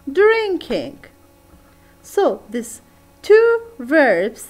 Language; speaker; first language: English; non-native, fluent; Turkish